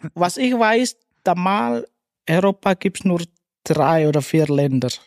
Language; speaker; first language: German; non-native, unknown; Indonesian